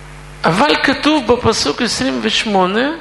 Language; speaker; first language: Hebrew; non-native, fluent; Russian